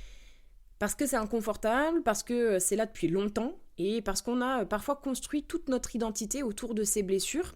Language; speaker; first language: French; native; French